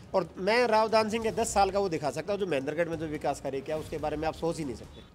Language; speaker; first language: Hindi; native; Hindi